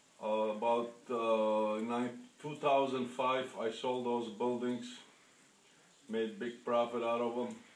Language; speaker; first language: English; non-native, fluent; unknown